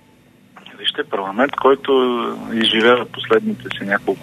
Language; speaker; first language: Bulgarian; native; Bulgarian